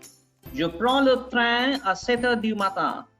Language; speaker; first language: French; non-native, fluent; Bangla